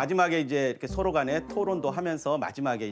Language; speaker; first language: Korean; native; Korean